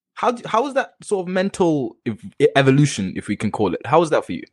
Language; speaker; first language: English; native; English